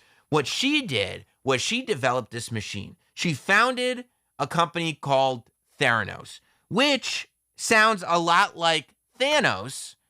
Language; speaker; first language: English; native; English